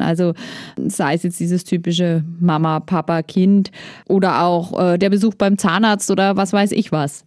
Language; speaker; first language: German; native; German